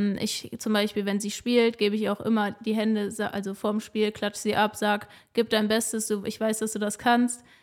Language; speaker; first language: German; native; German